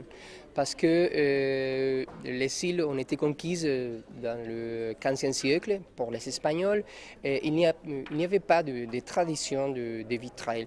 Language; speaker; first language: French; non-native, learner; Spanish